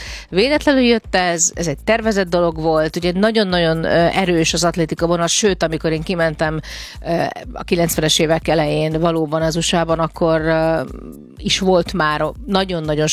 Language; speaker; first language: Hungarian; native; Hungarian